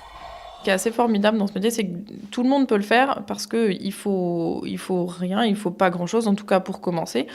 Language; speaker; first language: French; native; French